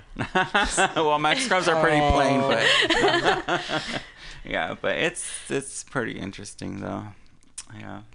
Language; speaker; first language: English; early bilingual, other home language; Spanish